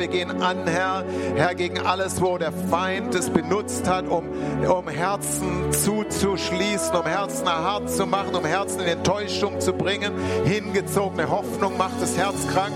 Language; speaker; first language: German; native; German